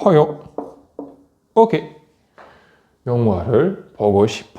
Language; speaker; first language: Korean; non-native, fluent; French